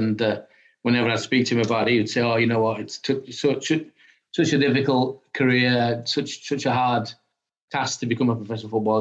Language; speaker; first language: English; native; English